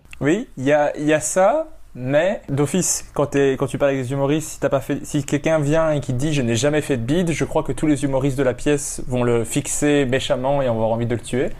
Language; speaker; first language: French; native; French